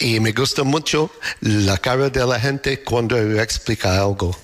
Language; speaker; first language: Spanish; non-native, learner; English